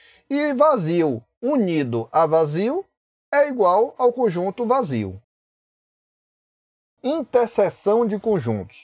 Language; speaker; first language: Portuguese; native; Portuguese